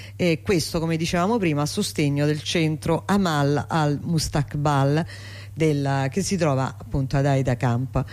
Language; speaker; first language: Italian; native; Italian